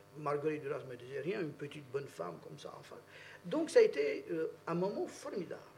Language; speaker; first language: French; non-native, fluent; Romanian